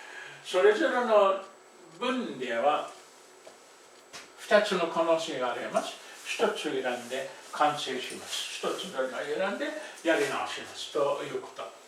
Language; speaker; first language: Japanese; non-native, fluent; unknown